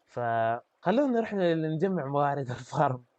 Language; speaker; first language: Arabic; native; Arabic